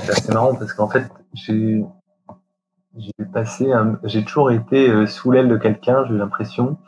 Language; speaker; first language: French; native; French